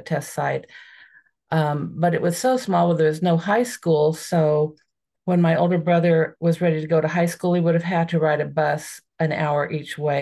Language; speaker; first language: English; native; English